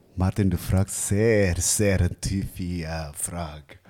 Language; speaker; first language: German; non-native, fluent; Indonesian